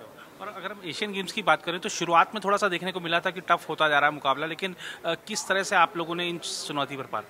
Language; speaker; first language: Hindi; native; Hindi